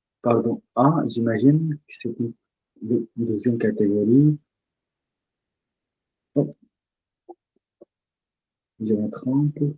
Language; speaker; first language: French; non-native, fluent; Punjabi